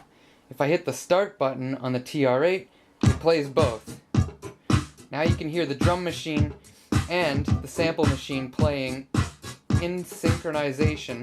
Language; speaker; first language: English; native; English